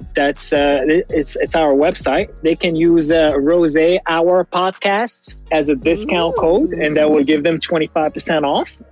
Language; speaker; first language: English; non-native, fluent; French